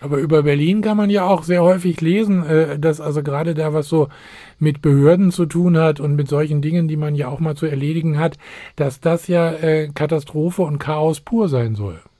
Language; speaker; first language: German; native; German